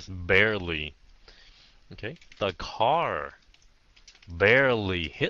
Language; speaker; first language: English; early bilingual, heritage; Vietnamese